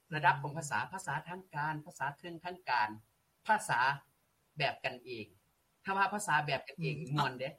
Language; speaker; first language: Lao; native; Lao